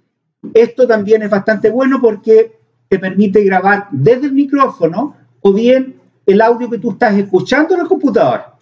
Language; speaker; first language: Spanish; native; Spanish